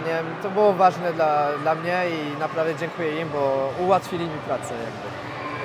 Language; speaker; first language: Polish; non-native, fluent; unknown